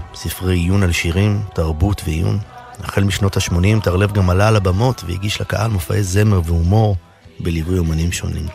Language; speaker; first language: Hebrew; native; Hebrew